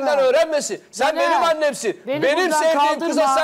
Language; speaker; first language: Turkish; native; Turkish